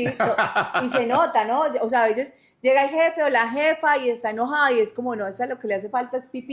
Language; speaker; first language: Spanish; native; Spanish